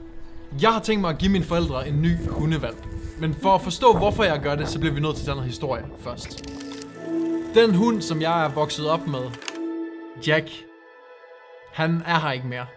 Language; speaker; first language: Danish; native; Danish